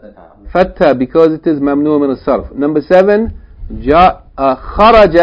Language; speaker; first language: Arabic; non-native, fluent; English